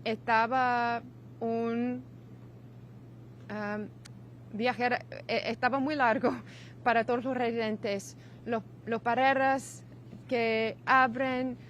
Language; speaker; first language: Spanish; non-native, learner; English